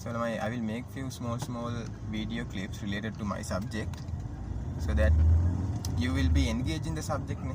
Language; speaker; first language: English; non-native, local second language; Sinhala